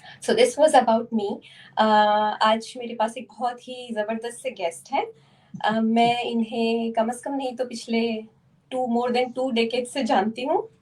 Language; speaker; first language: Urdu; native; Urdu